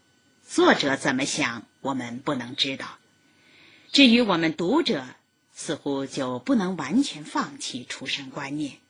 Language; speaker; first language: Chinese; native; Chinese